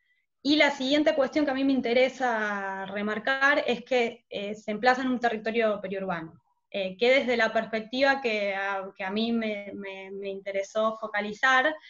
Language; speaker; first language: Spanish; native; Spanish